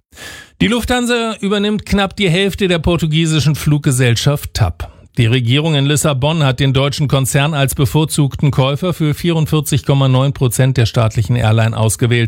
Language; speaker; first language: German; native; German